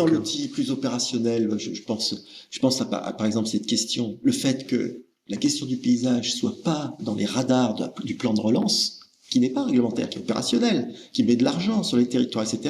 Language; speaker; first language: French; native; French